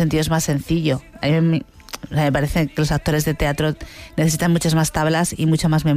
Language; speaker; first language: Spanish; native; Spanish